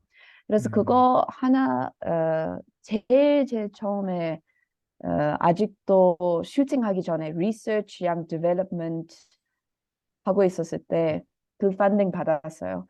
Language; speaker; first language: Korean; early bilingual, heritage; Korean